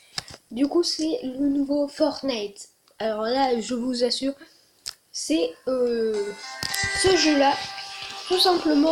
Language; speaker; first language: French; native; French